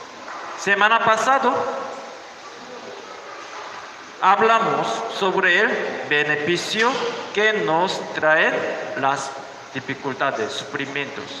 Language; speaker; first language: Spanish; non-native, learner; Korean